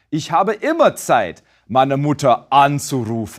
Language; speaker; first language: German; non-native, fluent; English